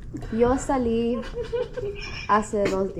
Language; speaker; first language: Spanish; early bilingual, heritage; Spanish